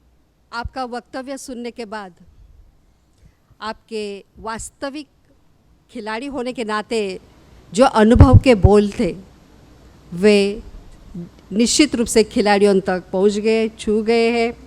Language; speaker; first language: Hindi; native; Hindi